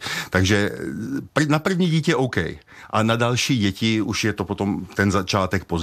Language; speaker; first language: Czech; native; Czech